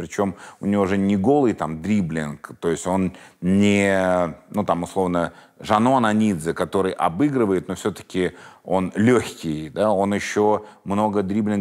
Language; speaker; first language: Russian; native; Russian